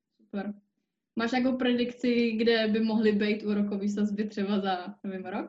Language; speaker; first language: Czech; native; Czech